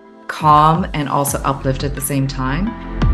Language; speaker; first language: English; non-native, local second language; Cantonese